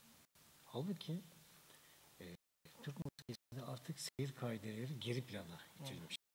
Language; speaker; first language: Turkish; native; Turkish